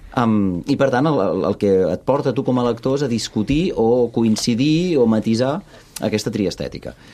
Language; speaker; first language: Catalan; early bilingual, other home language; Russian